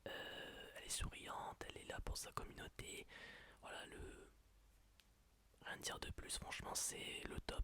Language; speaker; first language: French; native; French